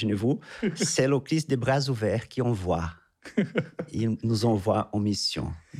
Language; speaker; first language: French; non-native, fluent; Portuguese